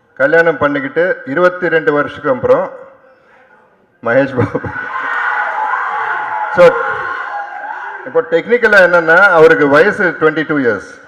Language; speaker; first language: Tamil; non-native, local second language; Telugu